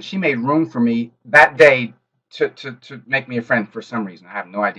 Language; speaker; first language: English; native; English